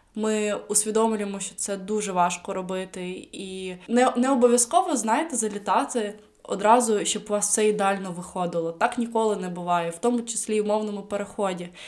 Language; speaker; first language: Ukrainian; non-native, local second language; Russian